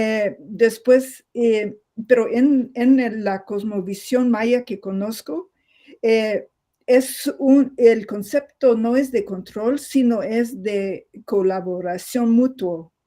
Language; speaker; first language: Spanish; non-native, fluent; English